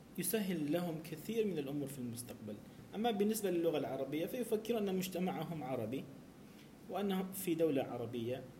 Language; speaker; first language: Arabic; native; Arabic